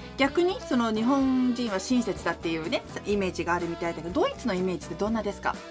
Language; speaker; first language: Japanese; native; Japanese